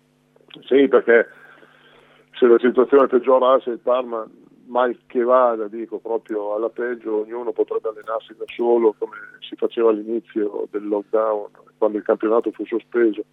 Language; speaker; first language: Italian; native; Italian